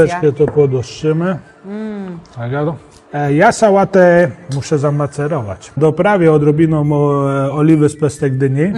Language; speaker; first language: Polish; native; Polish